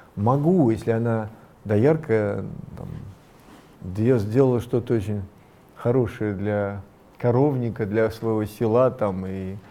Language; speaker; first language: Russian; native; Russian